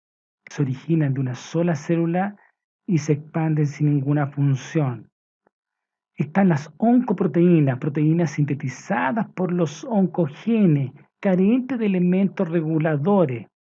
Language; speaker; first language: Spanish; native; Spanish